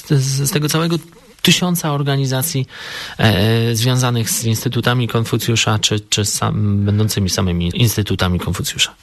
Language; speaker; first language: Polish; native; Polish